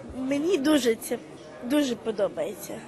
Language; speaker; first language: Ukrainian; early bilingual, heritage; Ukrainian